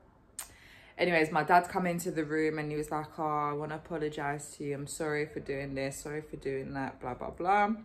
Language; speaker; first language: English; native; English